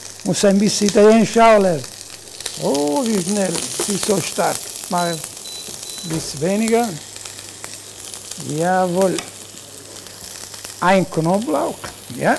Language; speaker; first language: German; non-native, learner; Italian